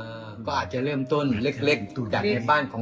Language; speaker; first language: Thai; native; Thai